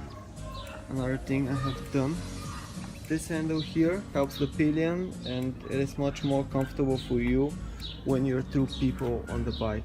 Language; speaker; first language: English; non-native, fluent; Bulgarian